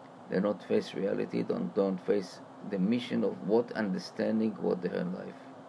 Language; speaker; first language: English; non-native, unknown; Hebrew